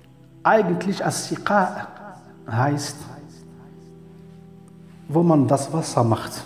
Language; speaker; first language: German; non-native, learner; Arabic